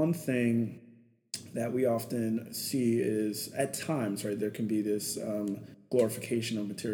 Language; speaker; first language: English; native; English